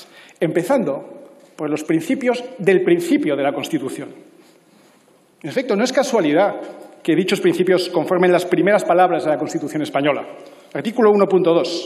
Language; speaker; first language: Spanish; native; Spanish